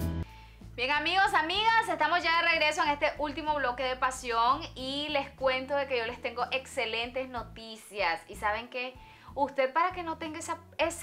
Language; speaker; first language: Spanish; native; Spanish